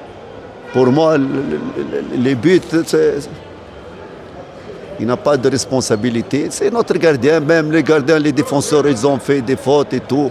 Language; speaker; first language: French; non-native, fluent; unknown